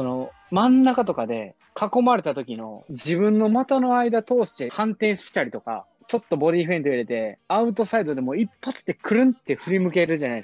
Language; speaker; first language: Japanese; native; Japanese